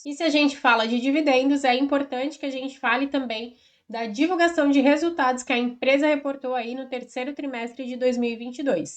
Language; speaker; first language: Portuguese; native; Portuguese